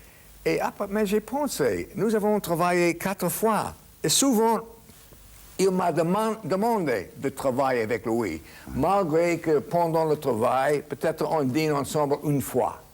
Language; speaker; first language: French; non-native, fluent; English